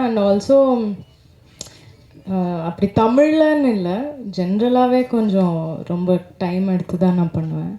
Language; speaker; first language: Tamil; non-native, local second language; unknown